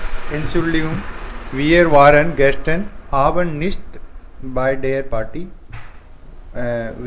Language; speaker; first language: German; non-native, learner; Hindi